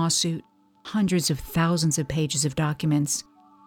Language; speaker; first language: English; native; English